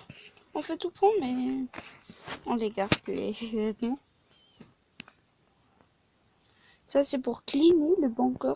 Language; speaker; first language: French; non-native, learner; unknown